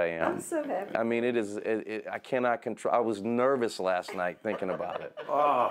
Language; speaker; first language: English; native; English